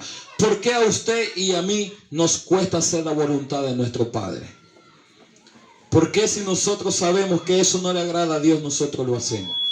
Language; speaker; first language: Spanish; native; Spanish